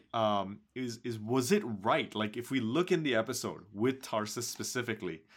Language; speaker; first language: English; non-native, local second language; Hindi